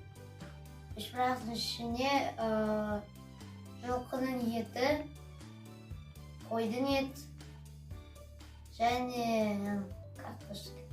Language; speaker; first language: Kazakh; non-native, local second language; Russian